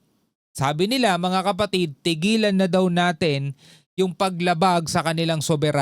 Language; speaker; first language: Filipino; native; Filipino